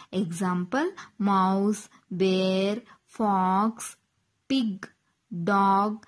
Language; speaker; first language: English; non-native, local second language; Kannada